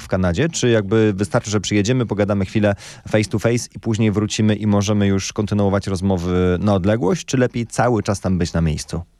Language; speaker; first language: Polish; native; Polish